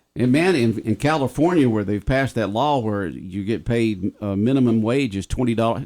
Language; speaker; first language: English; native; English